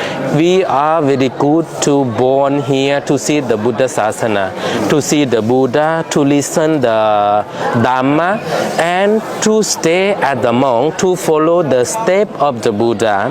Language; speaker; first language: English; non-native, fluent; Lao